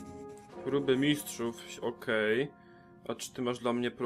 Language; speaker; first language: Polish; native; Polish